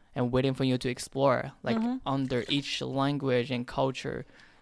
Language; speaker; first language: English; non-native, fluent; Chinese